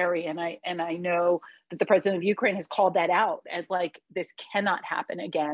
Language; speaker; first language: English; early bilingual, other home language; Hungarian